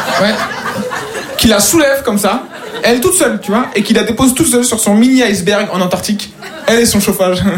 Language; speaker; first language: French; native; French